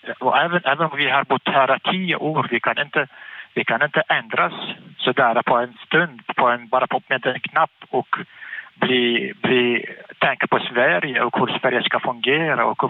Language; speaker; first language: Swedish; non-native, fluent; Arabic